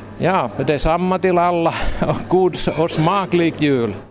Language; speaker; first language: Swedish; non-native, local second language; Finnish